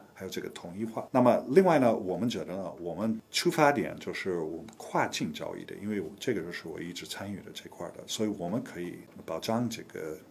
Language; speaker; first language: Chinese; non-native, fluent; English